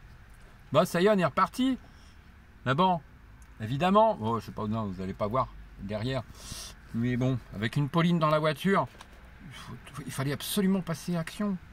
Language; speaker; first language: French; native; French